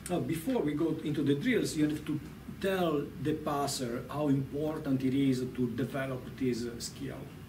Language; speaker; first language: English; non-native, fluent; Italian